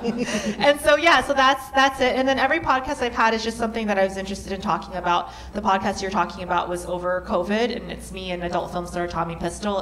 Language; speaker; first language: English; native; English